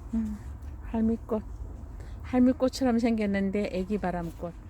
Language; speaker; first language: Korean; native; Korean